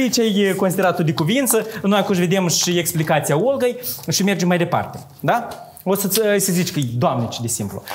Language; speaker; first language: Romanian; native; Romanian